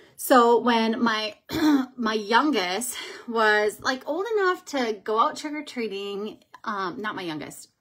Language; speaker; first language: English; native; English